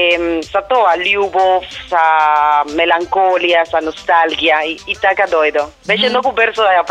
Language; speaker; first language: Macedonian; non-native, learner; Spanish